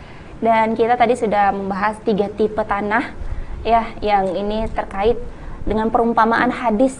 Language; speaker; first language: Indonesian; native; Indonesian